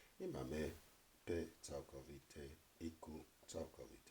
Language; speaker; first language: Polish; non-native, learner; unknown